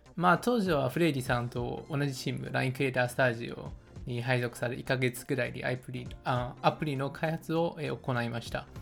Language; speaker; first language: Japanese; non-native, fluent; Chinese